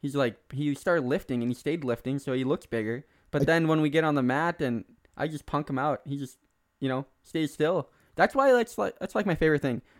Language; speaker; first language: English; native; English